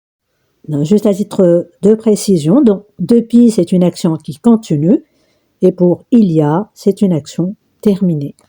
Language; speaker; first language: French; non-native, local second language; Arabic